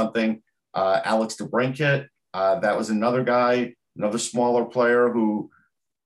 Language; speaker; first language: English; native; English